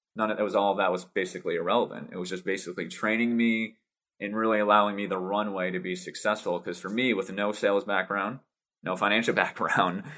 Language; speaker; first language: English; native; English